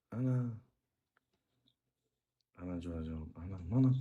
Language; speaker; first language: Russian; non-native, learner; Uzbek